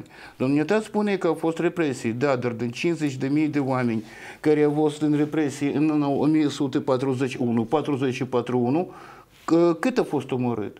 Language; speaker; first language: Romanian; non-native, local second language; Russian